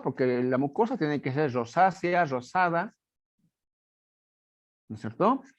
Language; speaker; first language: Spanish; native; Spanish